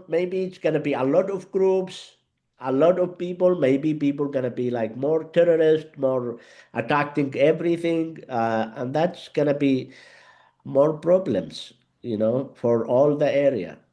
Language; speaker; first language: English; non-native, learner; Arabic